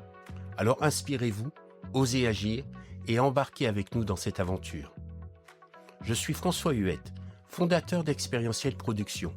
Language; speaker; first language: French; native; French